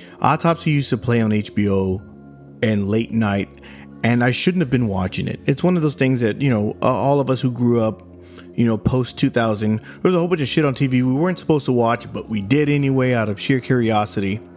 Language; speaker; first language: English; native; English